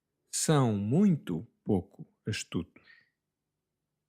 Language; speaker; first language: Portuguese; non-native, fluent; English